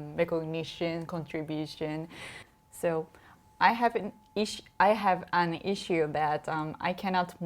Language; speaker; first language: English; non-native, fluent; Japanese